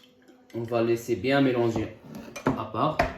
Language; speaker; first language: French; non-native, local second language; Arabic